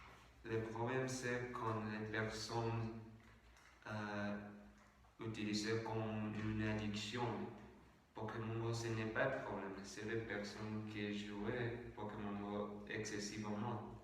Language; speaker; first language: French; non-native, learner; Spanish